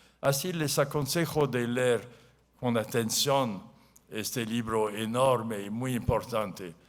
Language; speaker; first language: Spanish; non-native, learner; French